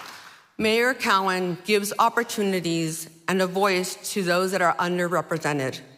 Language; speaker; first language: English; native; English